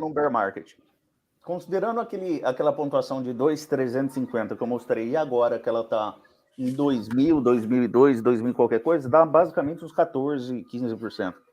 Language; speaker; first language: Portuguese; native; Portuguese